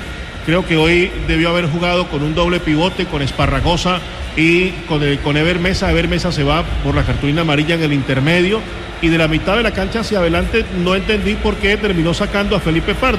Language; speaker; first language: Spanish; native; Spanish